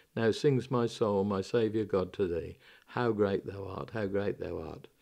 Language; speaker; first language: English; native; English